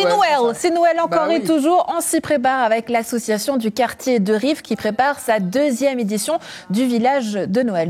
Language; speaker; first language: French; native; French